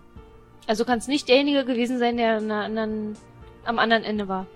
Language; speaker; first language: German; native; German